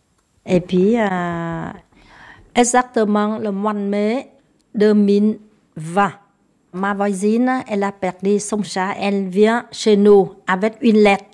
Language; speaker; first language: French; non-native, learner; Vietnamese